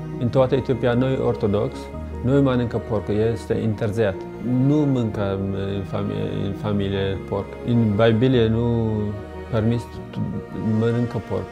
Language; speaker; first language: Romanian; non-native, learner; Tigrinya